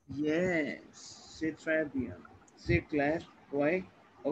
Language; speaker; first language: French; non-native, learner; Hindi